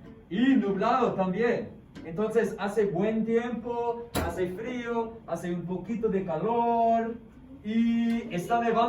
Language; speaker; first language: Spanish; non-native, fluent; English